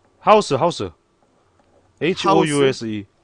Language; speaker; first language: Korean; native; Korean